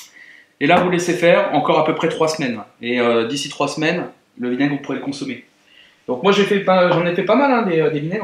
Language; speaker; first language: French; native; French